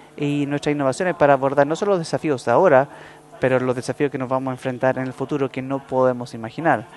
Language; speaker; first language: Spanish; non-native, fluent; English